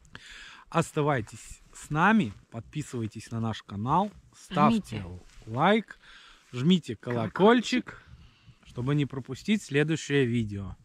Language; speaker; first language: Russian; native; Russian